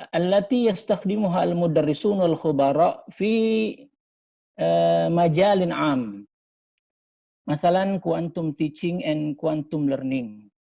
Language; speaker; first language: Arabic; non-native, fluent; Indonesian